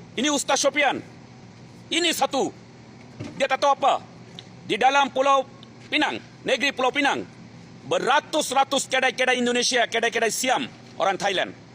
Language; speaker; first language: Malay; non-native, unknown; Bangla